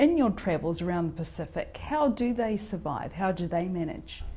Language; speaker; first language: English; native; English